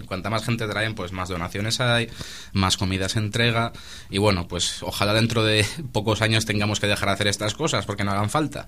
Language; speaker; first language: Spanish; native; Spanish